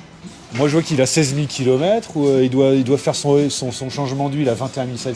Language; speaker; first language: French; native; French